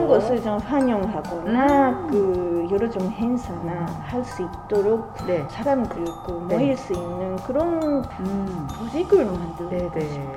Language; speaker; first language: Korean; non-native, fluent; Japanese